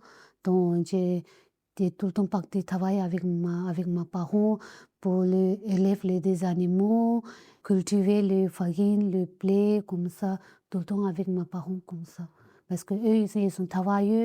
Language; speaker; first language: French; non-native, learner; Tibetan